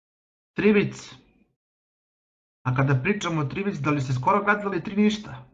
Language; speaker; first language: Bosnian; native; Bosnian